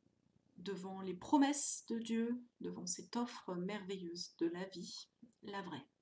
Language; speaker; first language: French; native; French